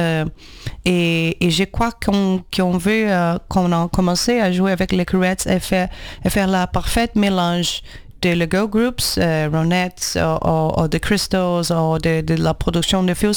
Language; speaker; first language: French; non-native, learner; Portuguese